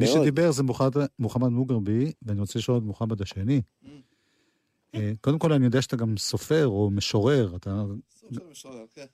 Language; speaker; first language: Hebrew; native; Hebrew